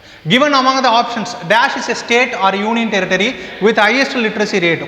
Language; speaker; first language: English; non-native, local second language; Tamil